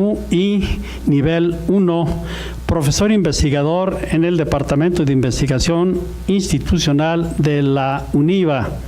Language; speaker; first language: Spanish; native; Spanish